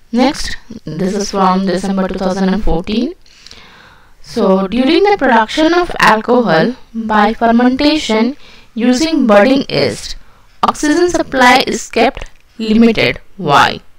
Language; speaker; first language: English; non-native, local second language; Hindi